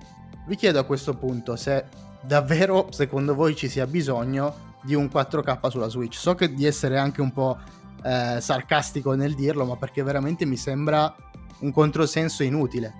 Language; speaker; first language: Italian; native; Italian